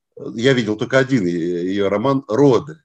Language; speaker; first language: Russian; native; Russian